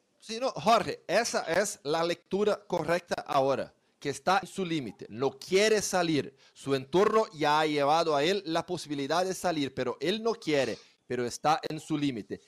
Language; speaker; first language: Spanish; non-native, fluent; Portuguese